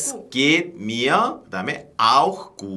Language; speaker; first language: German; non-native, fluent; Korean